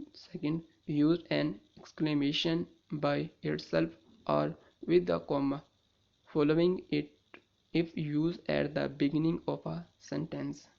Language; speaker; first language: English; non-native, local second language; Urdu